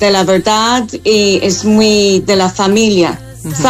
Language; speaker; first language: Spanish; non-native, fluent; English